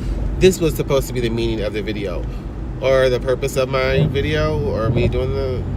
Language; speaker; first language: English; native; English